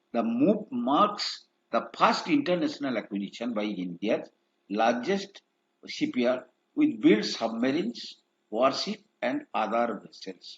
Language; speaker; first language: English; non-native, local second language; Bangla